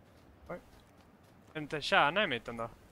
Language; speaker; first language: Swedish; native; Swedish